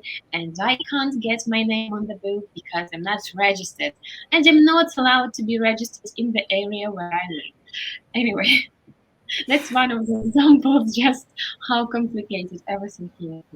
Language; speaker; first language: English; non-native, fluent; Russian